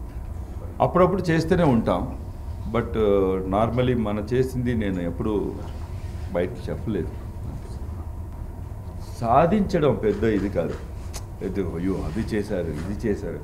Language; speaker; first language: Telugu; non-native, learner; Tamil